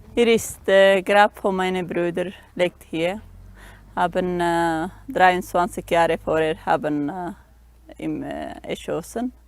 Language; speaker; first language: German; non-native, learner; Aramaic